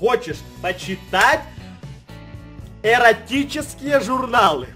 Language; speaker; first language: Russian; native; Russian